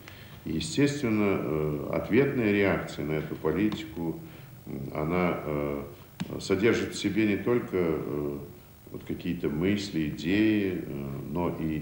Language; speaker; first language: Russian; native; Russian